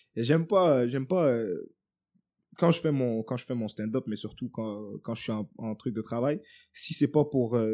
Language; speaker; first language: French; native; French